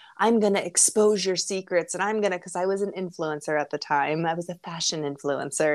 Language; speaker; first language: English; native; English